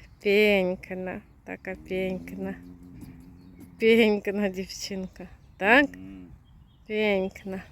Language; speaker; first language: Polish; non-native, learner; Ukrainian